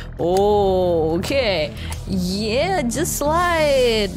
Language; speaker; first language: English; non-native, fluent; Indonesian